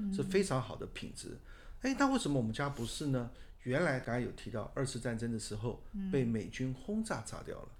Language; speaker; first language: Chinese; native; Chinese